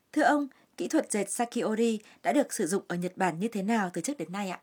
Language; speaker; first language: Vietnamese; native; Vietnamese